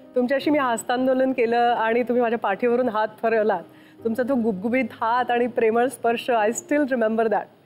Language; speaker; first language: Marathi; native; Marathi